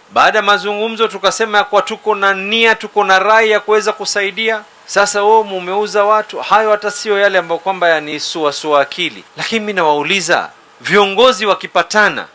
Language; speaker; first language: Swahili; native; Swahili